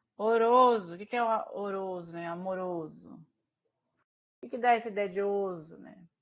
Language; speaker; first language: Portuguese; native; Portuguese